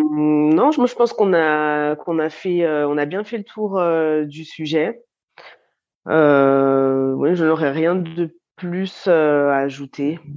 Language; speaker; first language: French; native; French